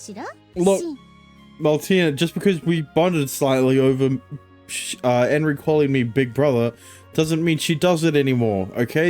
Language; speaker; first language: English; native; English